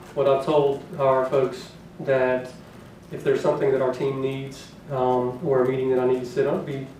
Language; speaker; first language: English; native; English